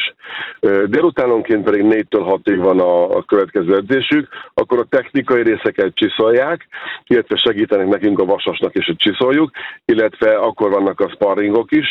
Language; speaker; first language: Hungarian; native; Hungarian